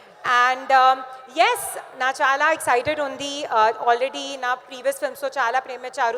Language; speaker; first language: Telugu; non-native, learner; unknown